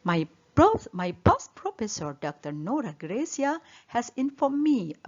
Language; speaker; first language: English; non-native, learner; Indonesian